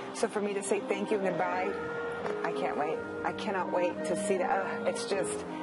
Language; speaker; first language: English; native; English